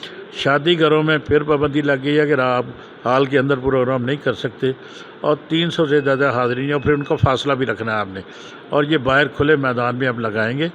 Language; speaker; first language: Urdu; non-native, local second language; Punjabi